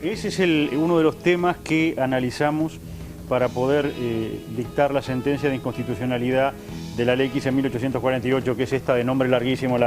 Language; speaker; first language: Spanish; native; Spanish